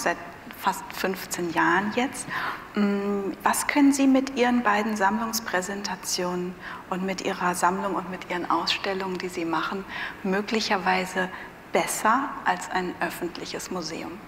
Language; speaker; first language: German; native; German